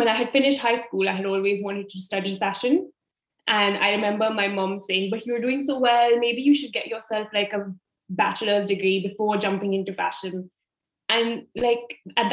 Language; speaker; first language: English; non-native, local second language; Hindi